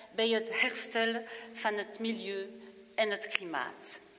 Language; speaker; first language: Dutch; non-native, local second language; French